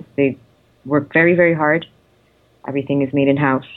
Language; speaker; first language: English; non-native, fluent; Italian